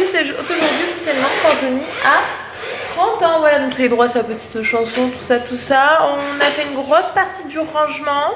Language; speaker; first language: French; native; French